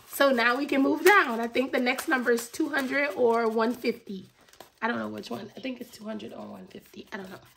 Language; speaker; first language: English; native; English